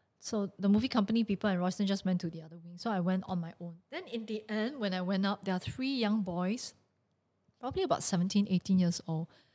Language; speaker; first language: English; non-native, local second language; Chinese